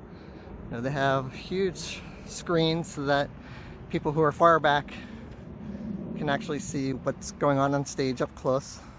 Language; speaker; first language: English; native; English